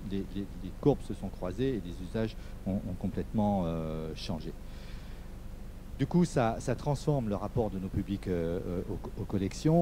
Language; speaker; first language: French; native; French